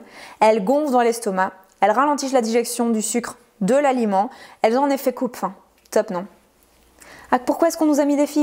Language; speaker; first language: French; native; French